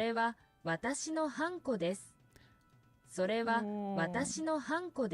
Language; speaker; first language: Japanese; non-native, learner; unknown